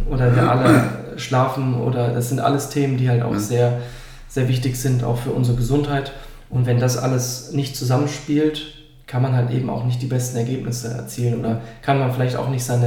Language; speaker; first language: German; native; German